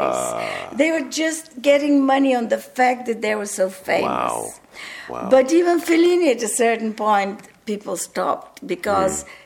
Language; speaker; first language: English; early bilingual, other home language; Bulgarian